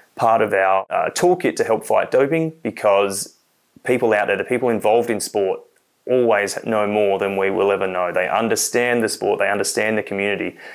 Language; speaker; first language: English; native; English